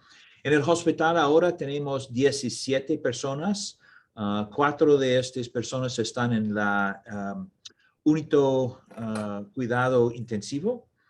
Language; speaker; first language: Spanish; non-native, learner; English